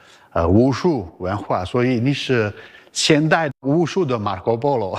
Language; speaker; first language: Chinese; non-native, learner; Italian